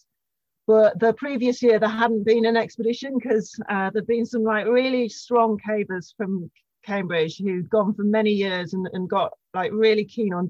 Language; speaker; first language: English; native; English